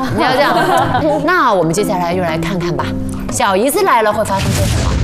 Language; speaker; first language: Chinese; native; Chinese